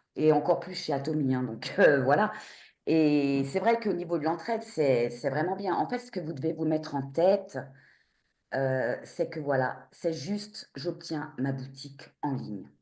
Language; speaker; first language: French; native; French